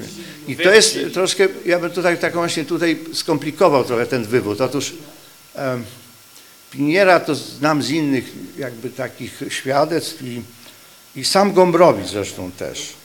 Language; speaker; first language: Polish; native; Polish